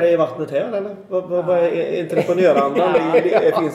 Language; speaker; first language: Swedish; native; Swedish